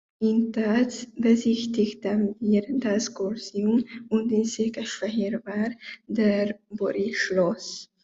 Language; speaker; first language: German; non-native, learner; Hungarian